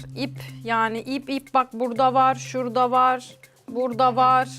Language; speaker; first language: Turkish; native; Turkish